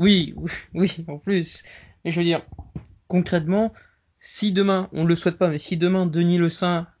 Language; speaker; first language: French; native; French